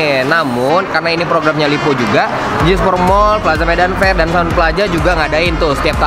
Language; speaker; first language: Indonesian; native; Indonesian